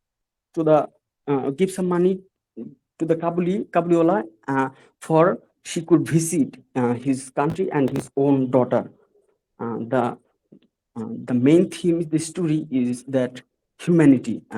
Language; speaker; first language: English; non-native, learner; Bangla